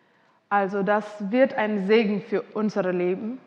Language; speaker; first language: German; non-native, fluent; Indonesian